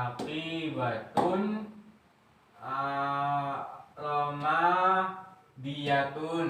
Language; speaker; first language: Arabic; non-native, learner; Indonesian